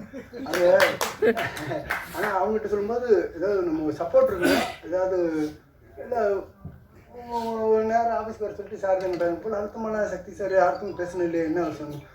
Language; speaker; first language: Tamil; native; Tamil